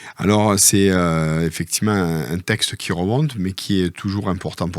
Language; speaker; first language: French; native; French